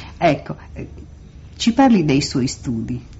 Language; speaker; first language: Italian; native; Italian